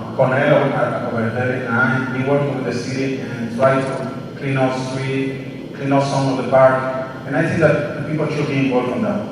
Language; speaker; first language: English; non-native, learner; Spanish